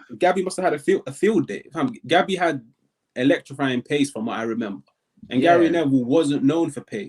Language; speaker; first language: English; native; English